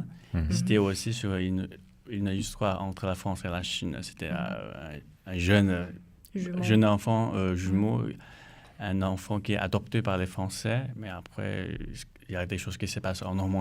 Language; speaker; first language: French; non-native, learner; Chinese